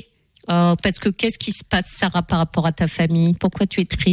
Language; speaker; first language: French; native; French